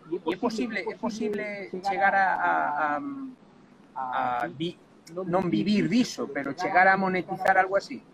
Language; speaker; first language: Galician; non-native, local second language; Spanish